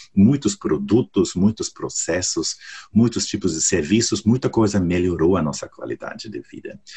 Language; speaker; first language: Portuguese; non-native, fluent; German